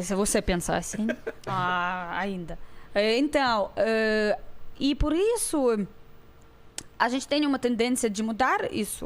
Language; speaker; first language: Portuguese; non-native, fluent; Russian